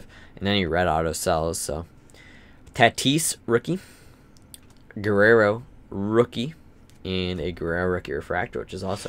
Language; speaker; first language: English; native; English